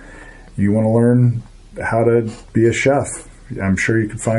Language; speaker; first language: English; native; English